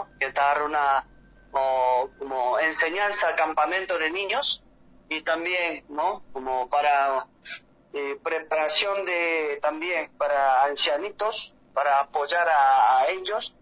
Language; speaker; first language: Spanish; non-native, learner; Korean